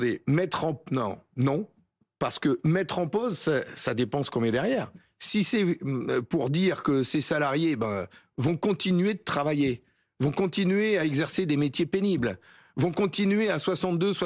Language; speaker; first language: French; native; French